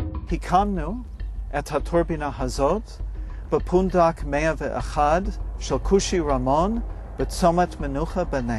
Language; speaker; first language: Hebrew; non-native, fluent; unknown